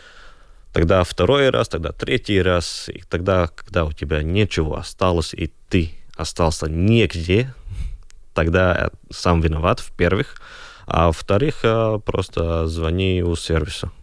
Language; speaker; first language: Russian; non-native, local second language; Latvian